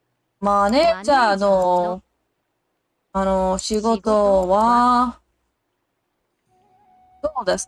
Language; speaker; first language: Japanese; non-native, learner; English